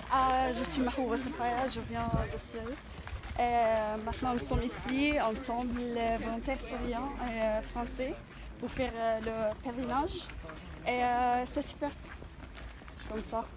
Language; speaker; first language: French; non-native, learner; Arabic